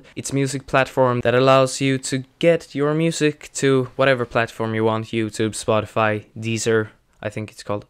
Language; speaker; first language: English; non-native, fluent; Swedish